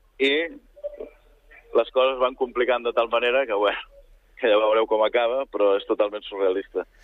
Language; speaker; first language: Catalan; native; Catalan